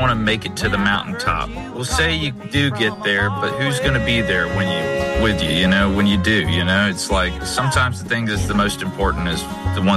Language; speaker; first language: English; native; English